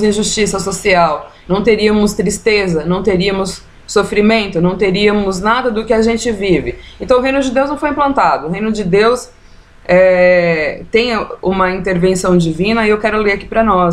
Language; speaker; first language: Portuguese; native; Portuguese